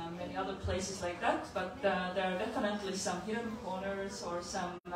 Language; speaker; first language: English; non-native, fluent; Estonian